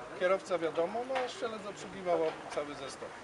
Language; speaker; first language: Polish; native; Polish